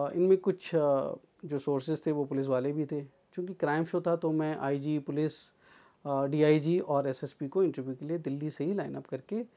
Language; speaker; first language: Hindi; native; Hindi